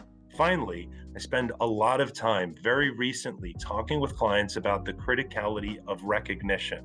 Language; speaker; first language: English; native; English